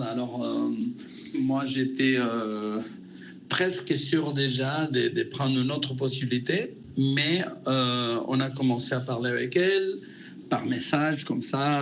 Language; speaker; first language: French; non-native, fluent; Spanish